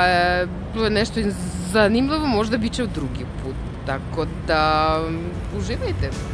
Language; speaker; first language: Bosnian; non-native, learner; Russian